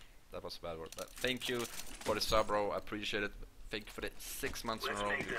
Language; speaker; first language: English; non-native, fluent; Swedish